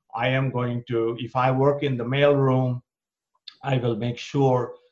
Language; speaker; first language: English; non-native, local second language; Bangla